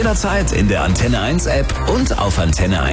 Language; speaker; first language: German; native; German